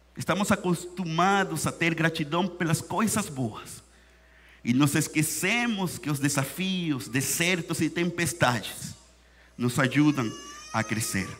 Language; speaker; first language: Portuguese; non-native, fluent; Spanish